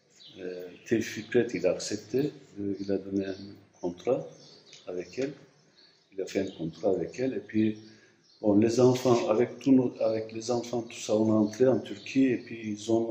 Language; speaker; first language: French; non-native, fluent; Turkish